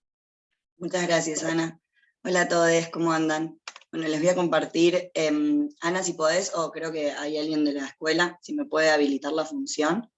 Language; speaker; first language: Spanish; native; Spanish